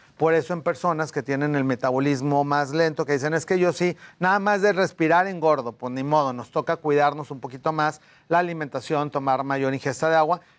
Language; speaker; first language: Spanish; native; Spanish